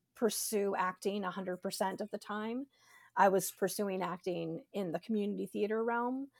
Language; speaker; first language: English; native; English